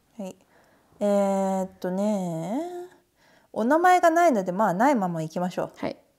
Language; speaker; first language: Japanese; native; Japanese